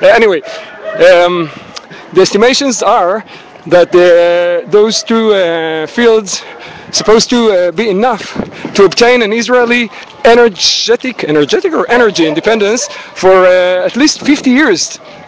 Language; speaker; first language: English; non-native, fluent; Hebrew